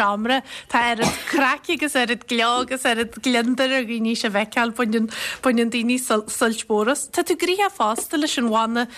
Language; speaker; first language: Irish; native; Irish